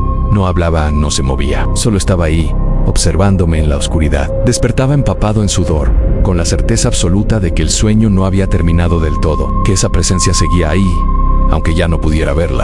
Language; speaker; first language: Spanish; native; Spanish